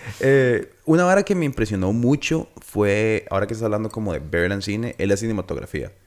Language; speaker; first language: Spanish; native; Spanish